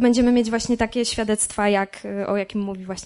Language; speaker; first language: Polish; native; Polish